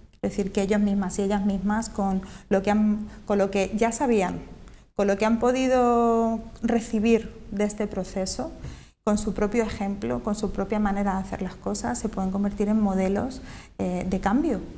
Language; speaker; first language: Spanish; native; Spanish